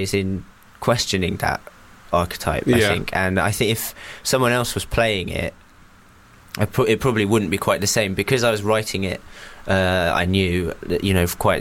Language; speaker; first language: English; native; English